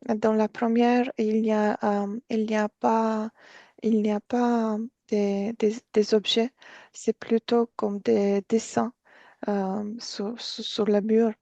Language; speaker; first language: French; non-native, fluent; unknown